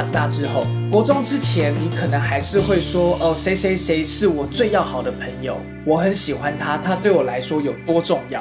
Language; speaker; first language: Chinese; native; Chinese